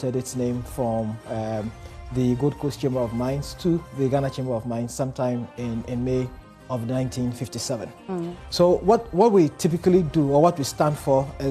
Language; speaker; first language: English; non-native, local second language; Akan